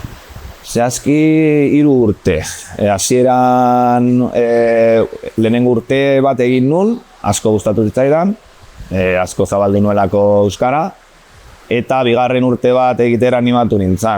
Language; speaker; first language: Basque; non-native, local second language; Spanish